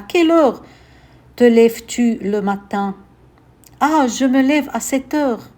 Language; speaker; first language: French; non-native, fluent; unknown